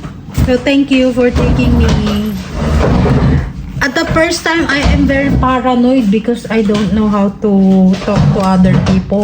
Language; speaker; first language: English; non-native, learner; Filipino